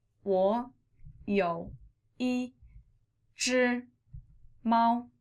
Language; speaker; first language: Chinese; non-native, fluent; English